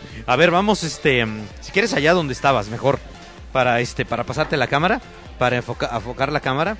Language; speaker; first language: Spanish; native; Spanish